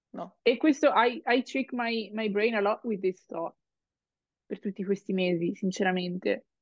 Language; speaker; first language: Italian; native; Italian